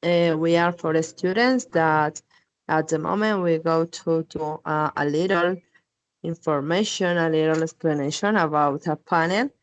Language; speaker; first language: English; non-native, learner; Spanish